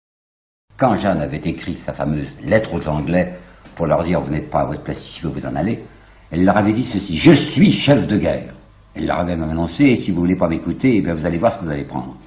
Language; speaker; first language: French; native; French